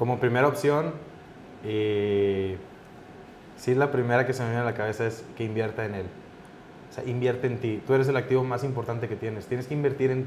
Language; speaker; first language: Spanish; native; Spanish